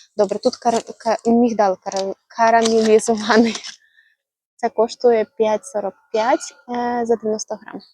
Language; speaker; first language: Ukrainian; native; Ukrainian